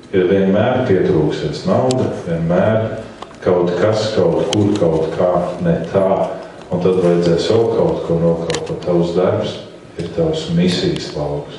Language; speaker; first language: Latvian; native; Latvian